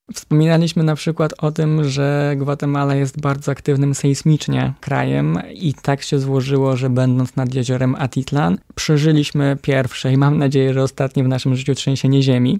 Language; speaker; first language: Polish; native; Polish